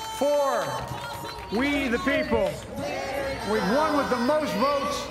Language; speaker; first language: English; native; English